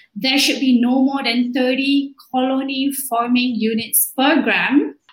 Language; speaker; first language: English; non-native, local second language; Malay